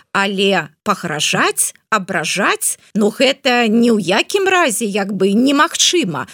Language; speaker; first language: Belarusian; non-native, local second language; Russian